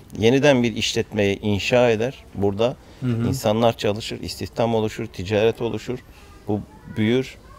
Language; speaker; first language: Turkish; native; Turkish